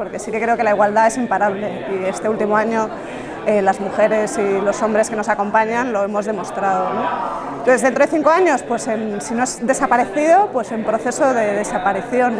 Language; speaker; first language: Spanish; native; Spanish